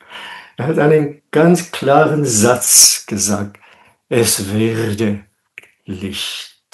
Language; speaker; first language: German; non-native, fluent; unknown